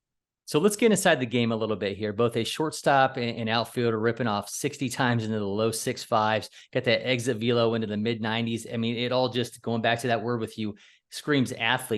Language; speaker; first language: English; native; English